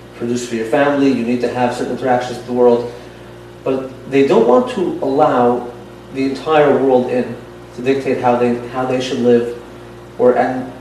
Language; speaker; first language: English; non-native, fluent; Yiddish